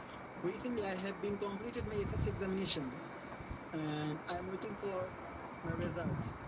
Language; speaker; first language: English; non-native, learner; Bangla